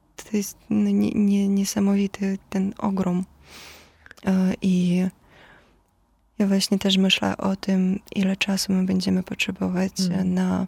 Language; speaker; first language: Polish; non-native, fluent; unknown